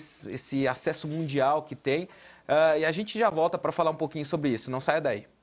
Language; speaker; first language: Portuguese; native; Portuguese